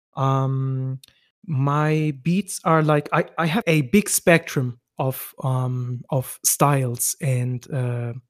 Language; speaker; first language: English; non-native, fluent; German